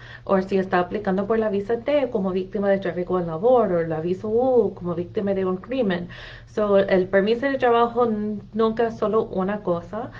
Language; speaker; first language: Spanish; non-native, fluent; English